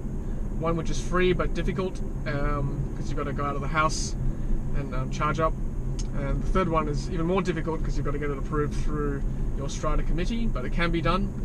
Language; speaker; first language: English; native; English